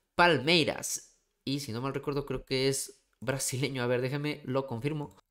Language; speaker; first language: Spanish; native; Spanish